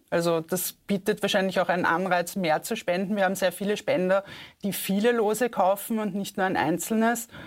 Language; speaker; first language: German; native; German